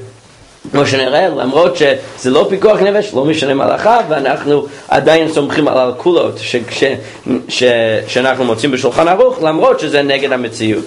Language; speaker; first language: Hebrew; non-native, fluent; English